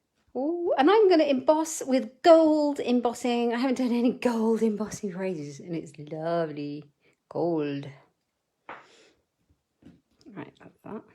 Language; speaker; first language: English; native; English